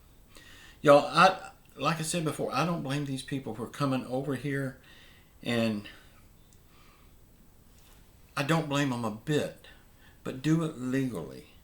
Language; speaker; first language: English; native; English